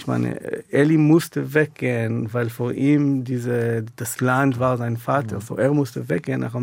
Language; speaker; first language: German; non-native, fluent; Hebrew